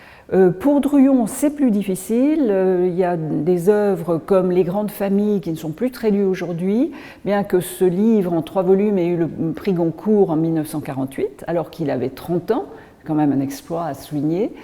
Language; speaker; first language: French; native; French